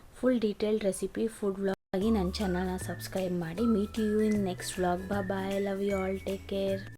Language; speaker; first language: Kannada; non-native, local second language; Kodava